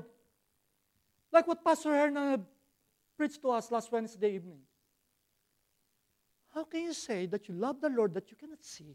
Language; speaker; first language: English; non-native, local second language; Filipino